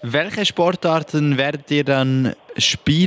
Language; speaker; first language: German; native; German